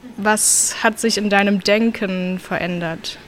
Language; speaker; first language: German; native; German